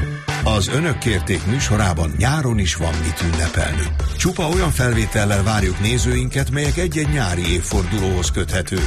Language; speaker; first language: Hungarian; native; Hungarian